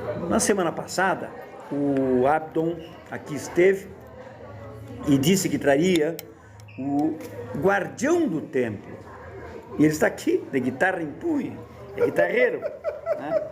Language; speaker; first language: Portuguese; native; Portuguese